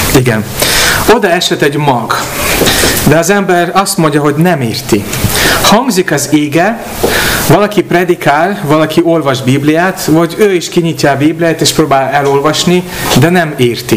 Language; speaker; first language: Hungarian; non-native, fluent; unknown